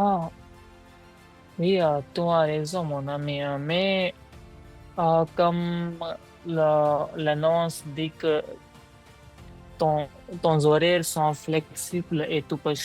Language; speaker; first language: French; non-native, learner; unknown